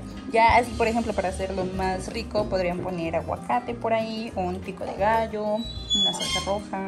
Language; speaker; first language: Spanish; native; Spanish